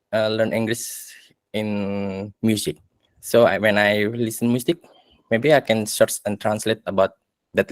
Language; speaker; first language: English; non-native, learner; Indonesian